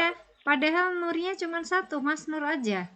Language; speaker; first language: Indonesian; native; Indonesian